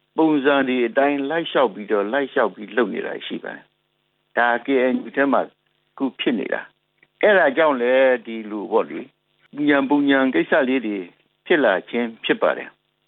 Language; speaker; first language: Burmese; non-native, local second language; S'gaw Karen